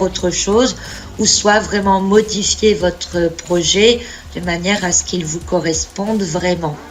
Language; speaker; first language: French; native; French